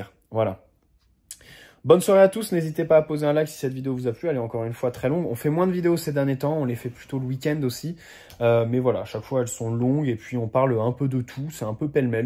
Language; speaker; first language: French; native; French